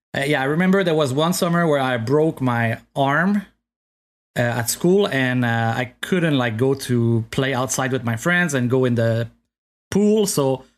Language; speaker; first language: English; non-native, fluent; French